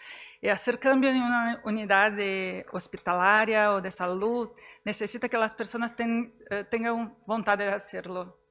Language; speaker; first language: Spanish; non-native, fluent; Portuguese